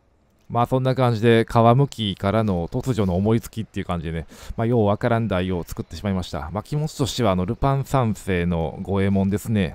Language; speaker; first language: Japanese; native; Japanese